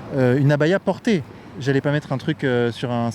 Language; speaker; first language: French; native; French